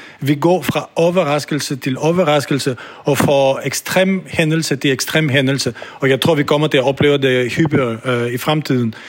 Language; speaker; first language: Danish; non-native, fluent; French